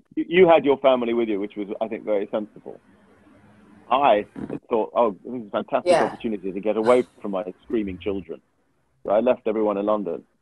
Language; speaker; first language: English; native; English